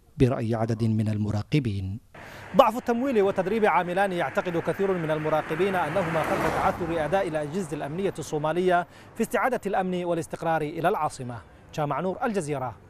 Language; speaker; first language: Arabic; non-native, local second language; Somali